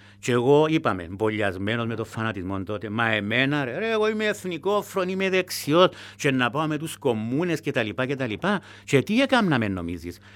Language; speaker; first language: Greek; native; Greek